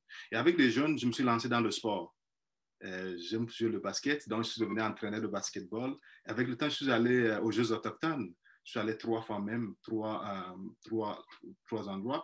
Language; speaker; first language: French; non-native, fluent; Igbo